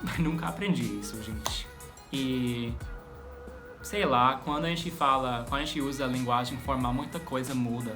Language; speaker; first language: Portuguese; non-native, fluent; English